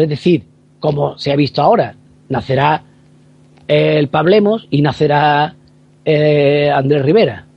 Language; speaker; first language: Spanish; native; Spanish